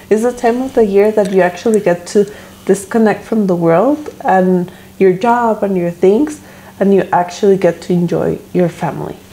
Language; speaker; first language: English; early bilingual, other home language; Spanish